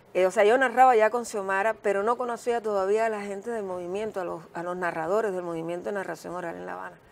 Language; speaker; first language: Spanish; native; Spanish